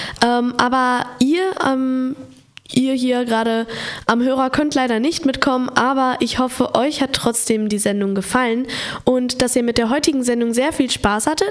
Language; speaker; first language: German; native; German